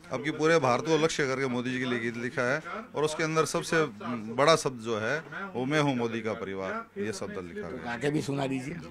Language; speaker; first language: Hindi; native; Hindi